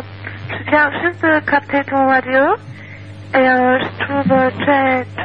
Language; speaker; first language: French; non-native, learner; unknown